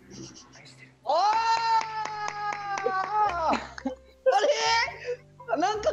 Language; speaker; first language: Japanese; native; Japanese